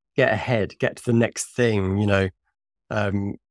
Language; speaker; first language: English; native; English